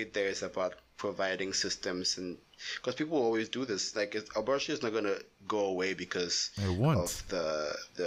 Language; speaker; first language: English; non-native, local second language; Akan